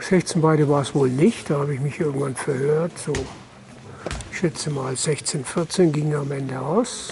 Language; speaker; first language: German; native; German